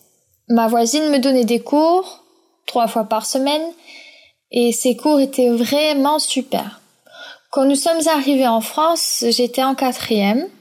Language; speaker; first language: French; early bilingual, other home language; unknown